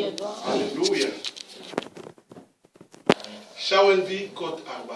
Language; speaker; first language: German; non-native, learner; Romanian